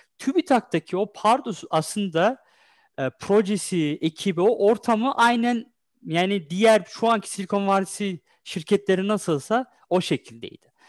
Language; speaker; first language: Turkish; early bilingual, heritage; Turkish